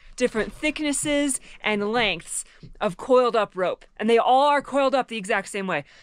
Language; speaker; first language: English; native; English